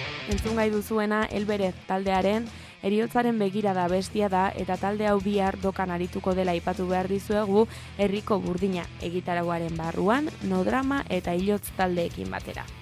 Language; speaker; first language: Basque; native; Basque